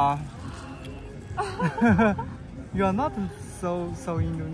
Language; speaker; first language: English; non-native, learner; Chinese